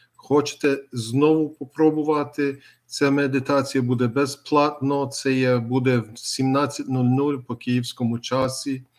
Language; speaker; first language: Ukrainian; early bilingual, heritage; Ukrainian